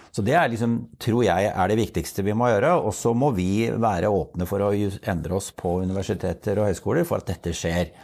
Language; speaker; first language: Norwegian; native; Norwegian